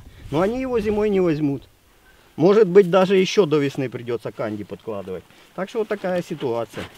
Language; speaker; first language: Russian; native; Russian